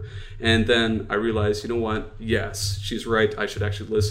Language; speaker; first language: English; non-native, fluent; Dutch